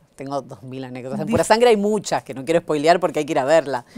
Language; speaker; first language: Spanish; native; Spanish